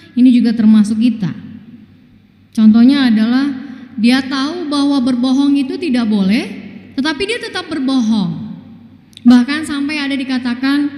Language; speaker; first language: Indonesian; non-native, local second language; Batak Toba